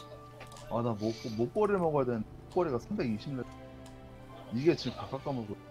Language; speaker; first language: Korean; native; Korean